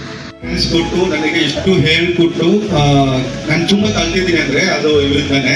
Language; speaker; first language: Kannada; non-native, local second language; Malayalam